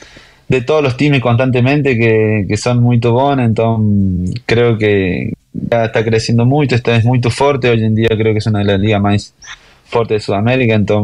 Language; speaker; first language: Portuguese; non-native, learner; Spanish